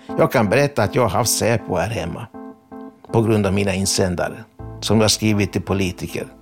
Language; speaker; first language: Swedish; early bilingual, other home language; Hungarian